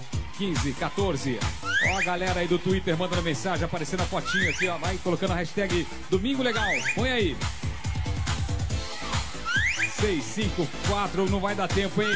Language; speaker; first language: Portuguese; native; Portuguese